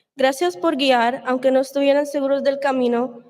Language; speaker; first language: Spanish; early bilingual, heritage; Spanish